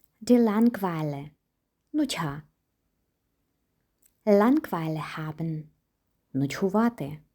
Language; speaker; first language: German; non-native, fluent; Ukrainian